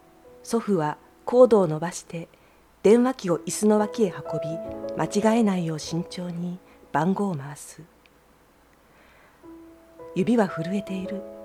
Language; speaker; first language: Japanese; native; Japanese